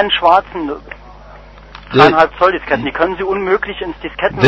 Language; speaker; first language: German; native; German